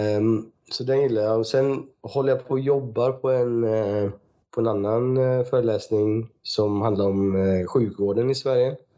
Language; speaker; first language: Swedish; early bilingual, other home language; Persian